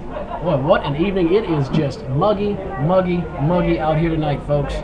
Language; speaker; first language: English; native; English